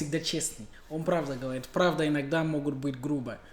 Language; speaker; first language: Russian; non-native, fluent; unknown